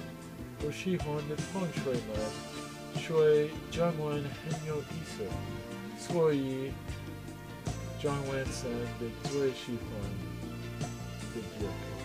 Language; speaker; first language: Chinese; non-native, learner; English